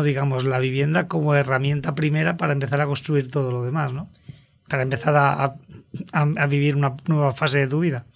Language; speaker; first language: Spanish; native; Spanish